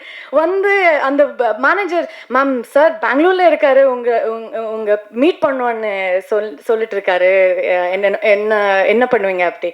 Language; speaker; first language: Tamil; non-native, learner; Kannada